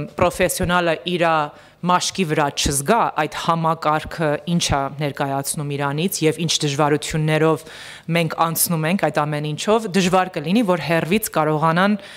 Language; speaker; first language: Armenian; early bilingual, heritage; Armenian